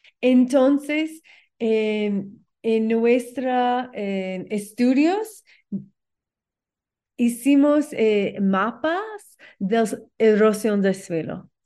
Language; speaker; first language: Spanish; non-native, learner; English